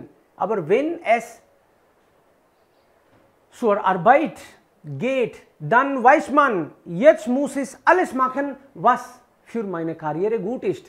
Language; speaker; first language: German; non-native, fluent; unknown